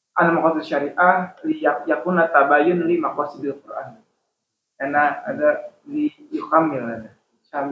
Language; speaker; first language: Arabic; non-native, learner; Indonesian